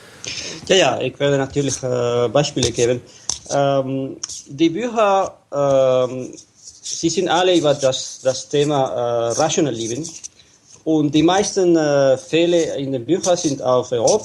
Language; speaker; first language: German; non-native, fluent; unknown